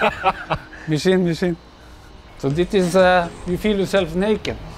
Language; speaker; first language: Dutch; non-native, fluent; Norwegian